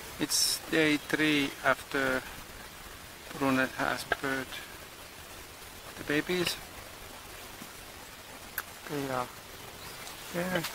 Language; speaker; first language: English; non-native, learner; Finnish